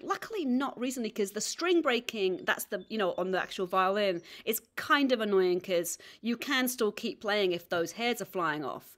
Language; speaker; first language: English; native; English